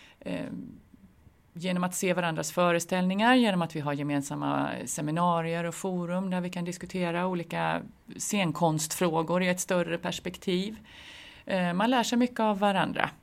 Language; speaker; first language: Swedish; native; Swedish